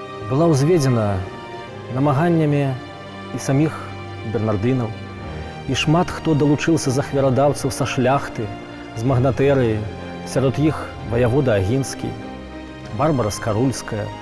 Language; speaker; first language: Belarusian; native; Belarusian